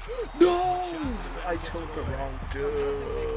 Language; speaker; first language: English; native; English